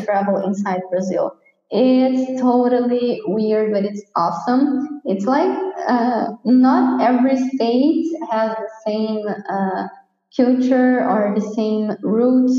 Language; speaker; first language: English; non-native, fluent; Portuguese